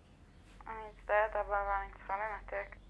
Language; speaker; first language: Hebrew; native; Hebrew